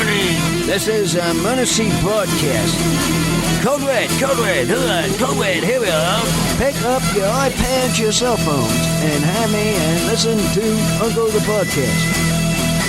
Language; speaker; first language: English; non-native, fluent; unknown